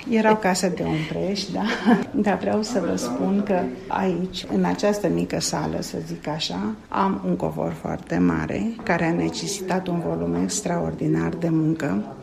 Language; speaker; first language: Romanian; non-native, local second language; Turkish